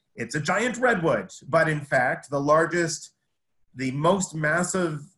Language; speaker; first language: English; native; English